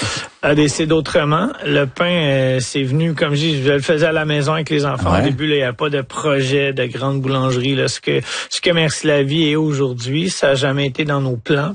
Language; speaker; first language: French; native; French